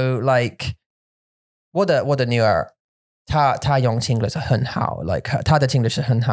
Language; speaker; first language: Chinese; non-native, learner; English